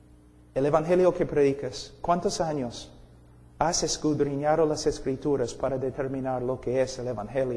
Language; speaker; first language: Spanish; non-native, fluent; English